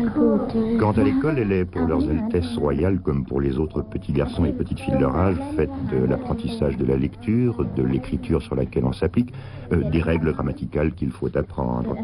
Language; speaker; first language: French; native; French